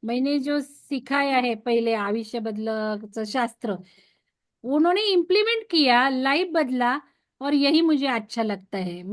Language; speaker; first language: Hindi; non-native, local second language; Marathi